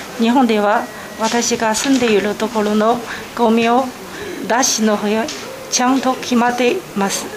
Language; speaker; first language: Japanese; non-native, learner; Chinese